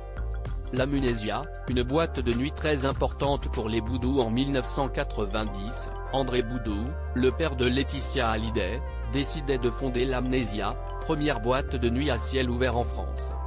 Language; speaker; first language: French; native; French